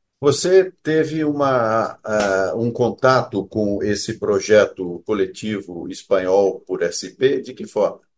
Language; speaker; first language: Portuguese; native; Portuguese